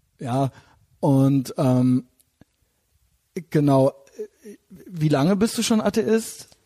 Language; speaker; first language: German; native; German